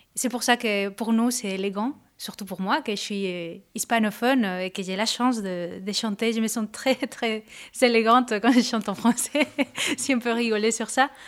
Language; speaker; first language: French; non-native, fluent; Spanish